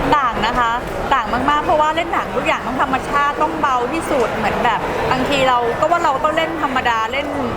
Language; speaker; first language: Thai; native; Thai